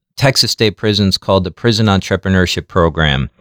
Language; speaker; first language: English; native; English